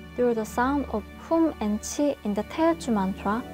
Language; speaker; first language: English; non-native, fluent; Korean